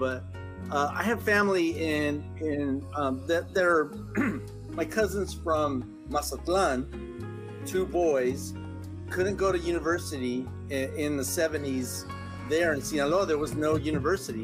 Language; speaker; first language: English; early bilingual, other home language; Spanish